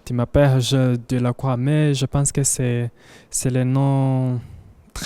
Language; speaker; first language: French; non-native, learner; Kinyarwanda